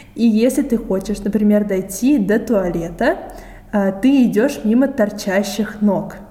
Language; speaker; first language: Russian; native; Russian